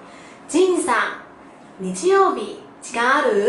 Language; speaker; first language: Japanese; non-native, learner; Korean